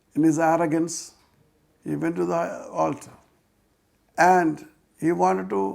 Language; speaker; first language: English; non-native, local second language; Malayalam